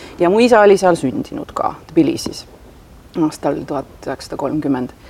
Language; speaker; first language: Estonian; non-native, local second language; Russian